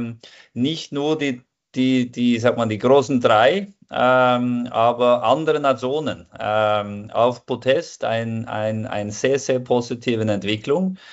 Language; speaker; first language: German; non-native, fluent; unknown